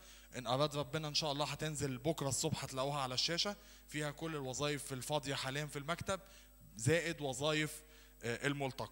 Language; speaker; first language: Arabic; native; Arabic